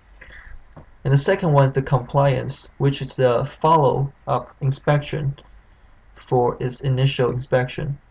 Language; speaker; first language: English; non-native, fluent; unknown